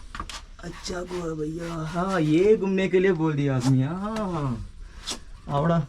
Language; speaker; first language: Hindi; non-native, local second language; Malayalam